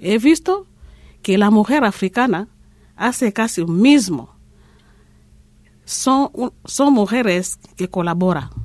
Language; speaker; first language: Spanish; non-native, learner; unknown